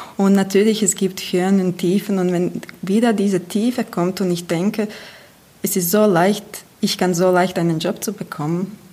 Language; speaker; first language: German; non-native, fluent; Latvian